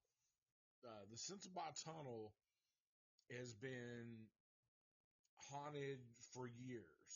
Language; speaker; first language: English; native; English